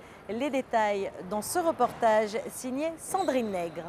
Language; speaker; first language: French; native; French